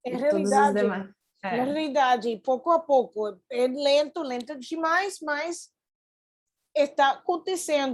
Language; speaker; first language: Portuguese; non-native, fluent; Spanish